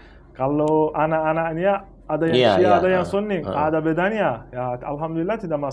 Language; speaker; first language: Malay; non-native, fluent; Persian